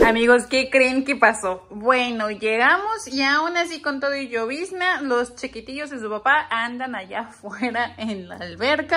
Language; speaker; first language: Spanish; native; Spanish